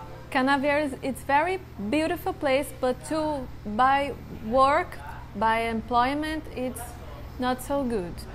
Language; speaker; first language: English; non-native, learner; Portuguese